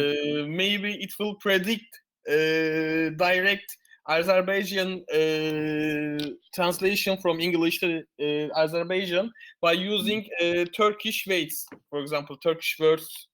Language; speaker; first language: English; non-native, fluent; Turkish